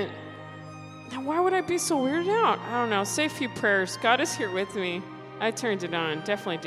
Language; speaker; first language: English; native; English